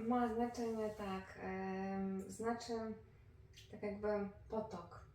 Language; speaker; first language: Polish; non-native, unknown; Ukrainian